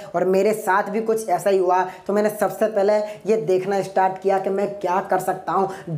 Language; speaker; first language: Hindi; non-native, local second language; Gujarati